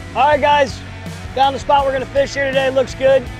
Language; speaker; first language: English; native; English